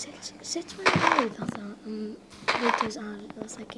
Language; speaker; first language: Welsh; non-native, local second language; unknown